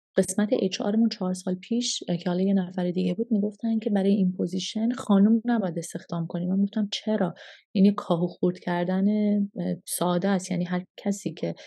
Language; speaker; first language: Persian; early bilingual, heritage; Persian